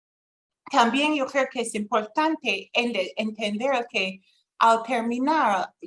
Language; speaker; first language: Spanish; non-native, fluent; English